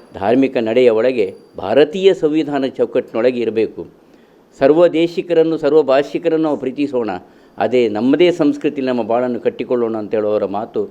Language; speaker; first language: Kannada; non-native, local second language; Tulu